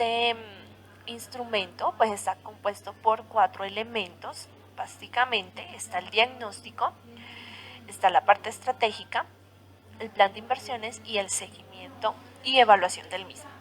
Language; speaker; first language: Spanish; native; Spanish